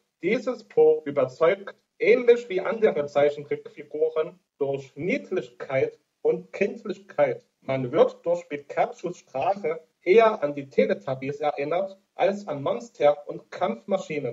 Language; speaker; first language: German; native; German